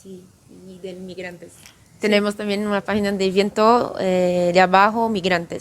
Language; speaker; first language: Spanish; non-native, fluent; Portuguese